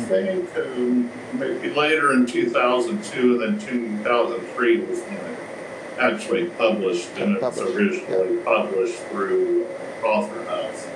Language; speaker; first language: English; native; English